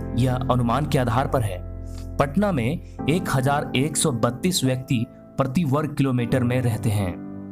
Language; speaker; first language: Hindi; native; Hindi